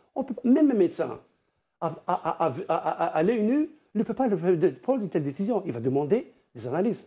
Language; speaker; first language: French; non-native, local second language; Arabic